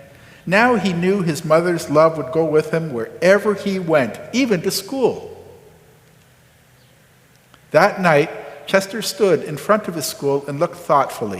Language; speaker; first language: English; native; English